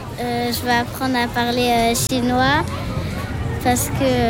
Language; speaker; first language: French; early bilingual, other home language; Comorian